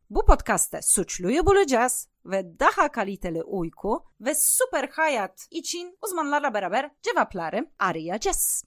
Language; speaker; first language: Turkish; non-native, fluent; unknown